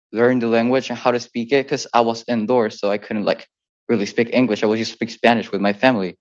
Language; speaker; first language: English; early bilingual, other home language; Spanish